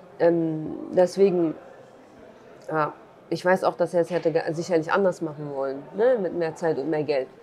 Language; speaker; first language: German; early bilingual, other home language; Kurdish